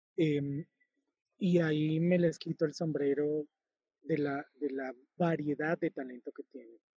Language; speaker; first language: Spanish; native; Spanish